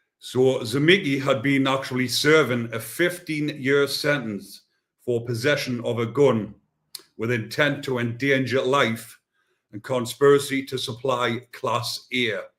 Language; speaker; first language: English; native; English